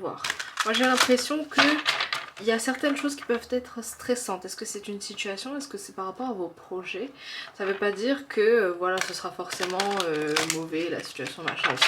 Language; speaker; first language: French; native; French